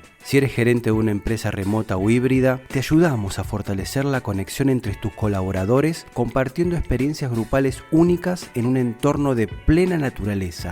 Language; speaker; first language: Spanish; native; Spanish